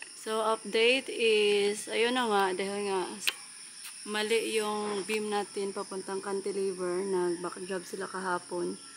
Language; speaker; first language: Filipino; non-native, local second language; Cebuano